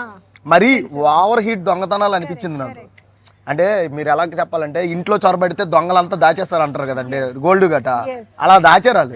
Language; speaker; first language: Telugu; native; Telugu